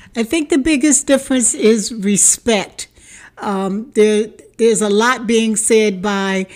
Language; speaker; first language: English; native; English